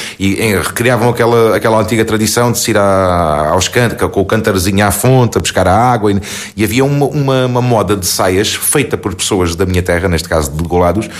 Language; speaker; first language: Portuguese; native; Portuguese